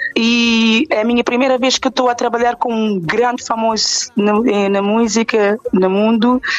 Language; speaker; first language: Portuguese; non-native, local second language; Kabuverdianu